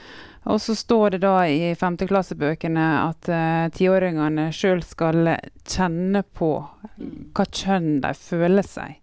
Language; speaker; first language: Norwegian; native; Norwegian